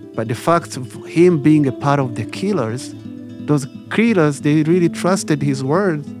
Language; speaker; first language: English; non-native, local second language; Kinyarwanda